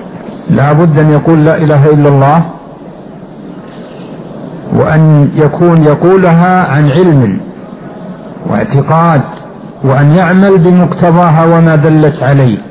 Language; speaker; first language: Arabic; native; Arabic